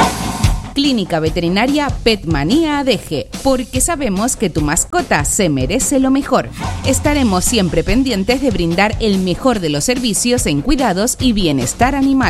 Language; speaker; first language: Spanish; native; Spanish